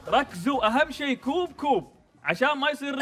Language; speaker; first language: Arabic; native; Arabic